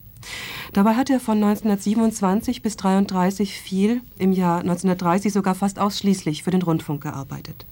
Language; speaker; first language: German; native; German